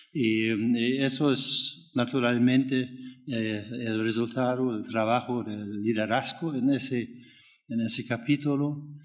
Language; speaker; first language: Spanish; non-native, fluent; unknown